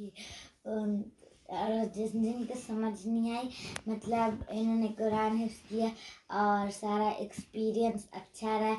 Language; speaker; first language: Hindi; early bilingual, heritage; Hindi